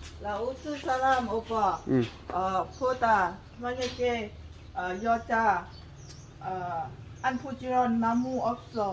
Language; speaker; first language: Korean; non-native, learner; Lao